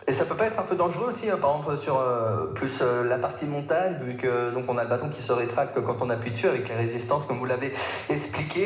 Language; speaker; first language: French; native; French